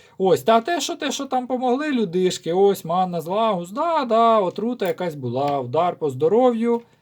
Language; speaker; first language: Ukrainian; non-native, local second language; Russian